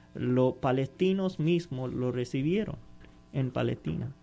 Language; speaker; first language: Spanish; non-native, learner; Urdu